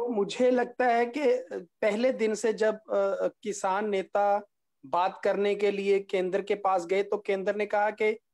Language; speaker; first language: Hindi; native; Hindi